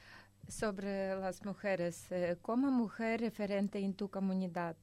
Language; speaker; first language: Spanish; non-native, fluent; Russian